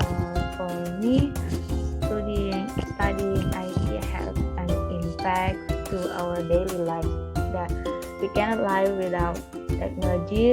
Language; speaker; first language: English; non-native, learner; Indonesian